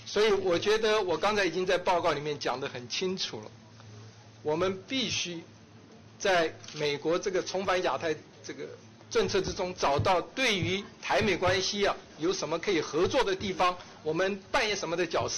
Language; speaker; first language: Chinese; native; Chinese